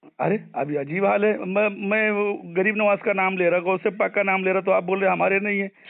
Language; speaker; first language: Hindi; native; Hindi